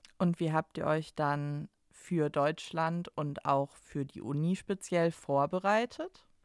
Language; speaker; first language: German; native; German